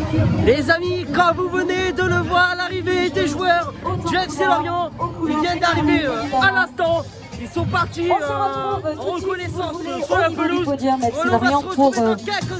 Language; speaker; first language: French; native; French